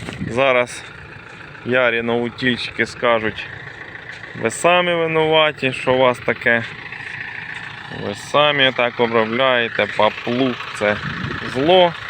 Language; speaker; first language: Ukrainian; native; Ukrainian